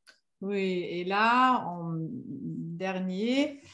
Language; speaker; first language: French; non-native, fluent; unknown